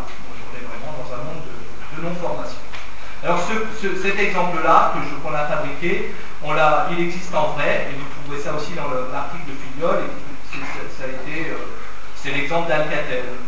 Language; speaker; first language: French; native; French